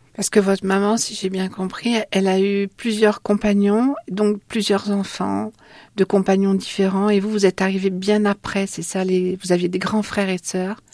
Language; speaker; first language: French; native; French